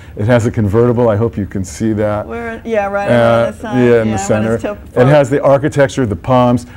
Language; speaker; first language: English; native; English